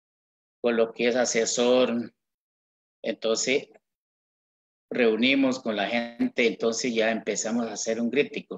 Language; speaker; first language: Spanish; non-native, local second language; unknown